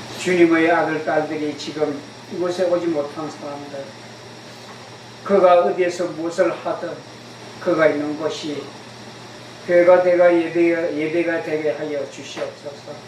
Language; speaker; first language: Korean; native; Korean